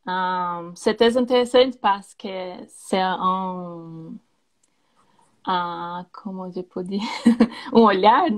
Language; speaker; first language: French; non-native, learner; Portuguese